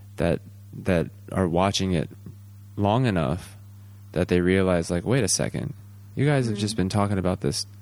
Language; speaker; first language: English; native; English